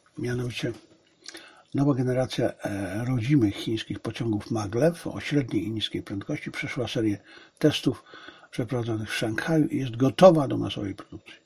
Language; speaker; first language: Polish; early bilingual, other home language; Chinese